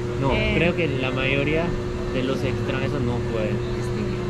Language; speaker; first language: Spanish; non-native, learner; Korean